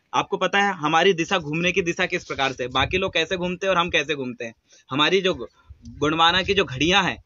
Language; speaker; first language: Hindi; native; Hindi